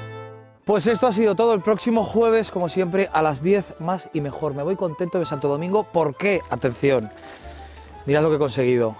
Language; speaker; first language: Spanish; native; Spanish